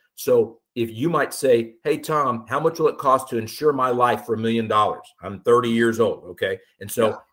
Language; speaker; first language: English; native; English